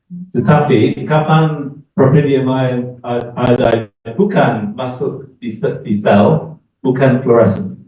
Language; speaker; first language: Indonesian; non-native, learner; English